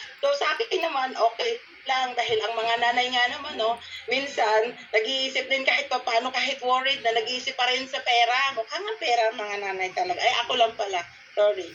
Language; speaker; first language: Filipino; non-native, local second language; Cebuano